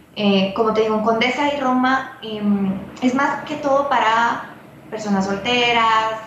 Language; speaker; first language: Spanish; native; Spanish